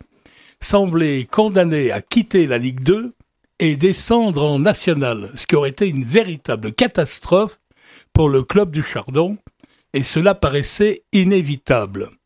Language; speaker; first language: French; native; French